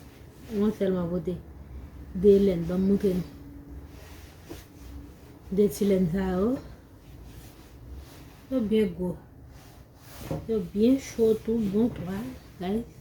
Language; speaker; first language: French; non-native, learner; Haitian Creole